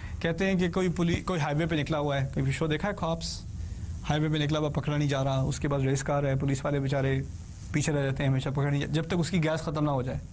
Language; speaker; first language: Urdu; early bilingual, heritage; Urdu